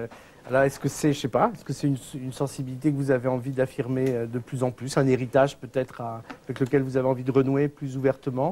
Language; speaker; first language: French; native; French